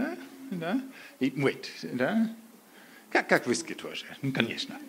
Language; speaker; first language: Russian; non-native, learner; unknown